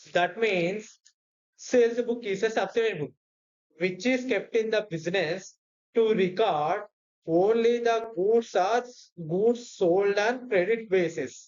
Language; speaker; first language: English; non-native, local second language; Telugu